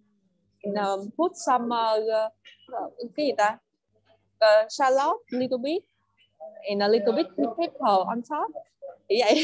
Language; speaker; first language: English; non-native, learner; Vietnamese